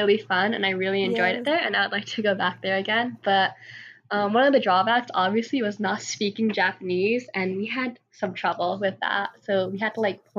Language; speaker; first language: English; native; English